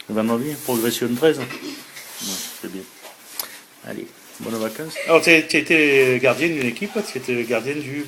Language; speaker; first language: French; native; French